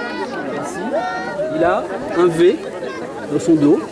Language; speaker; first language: French; native; French